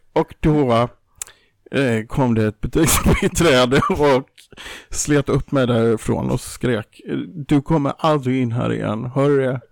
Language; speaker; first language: Swedish; native; Swedish